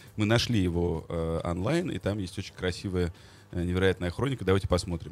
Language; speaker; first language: Russian; native; Russian